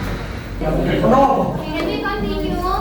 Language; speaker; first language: English; non-native, learner; Indonesian